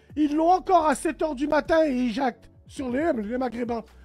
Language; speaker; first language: French; native; French